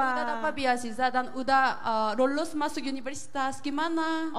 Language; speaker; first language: Indonesian; non-native, learner; Korean